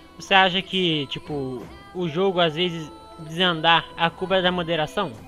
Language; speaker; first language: Portuguese; native; Portuguese